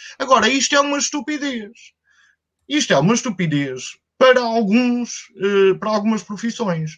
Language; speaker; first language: Portuguese; native; Portuguese